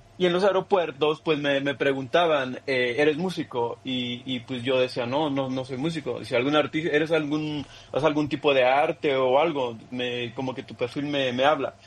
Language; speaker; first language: Spanish; early bilingual, heritage; Spanish